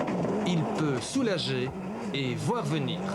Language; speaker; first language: French; native; French